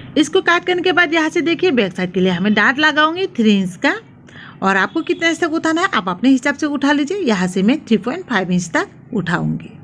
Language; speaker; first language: Hindi; non-native, local second language; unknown